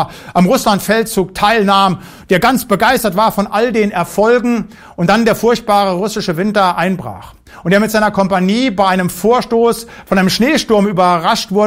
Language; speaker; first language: German; native; German